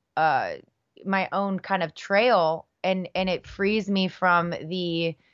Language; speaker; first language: English; early bilingual, other home language; Spanish